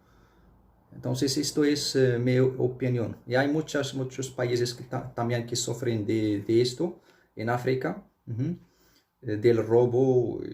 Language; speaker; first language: Spanish; non-native, fluent; Arabic